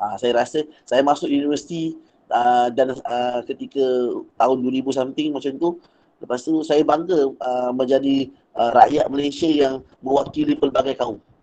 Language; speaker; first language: Malay; native; Malay